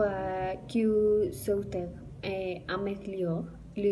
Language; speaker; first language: French; non-native, learner; Spanish